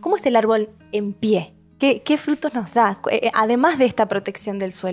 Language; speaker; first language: Spanish; native; Spanish